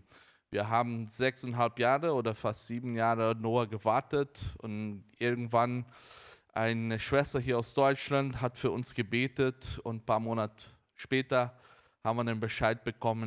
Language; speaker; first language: German; early bilingual, heritage; Portuguese